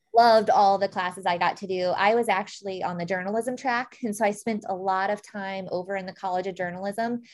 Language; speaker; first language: English; native; English